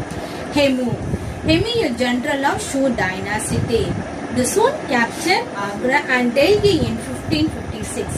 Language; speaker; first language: English; non-native, local second language; Tamil